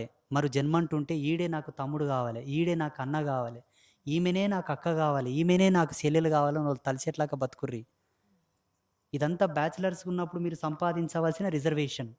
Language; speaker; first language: Telugu; native; Telugu